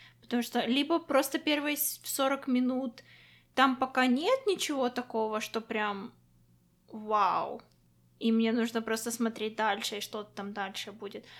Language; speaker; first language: Russian; non-native, local second language; Ukrainian